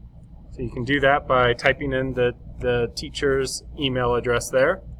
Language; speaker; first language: English; native; English